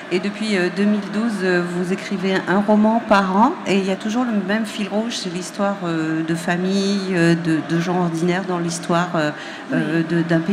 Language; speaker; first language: French; native; French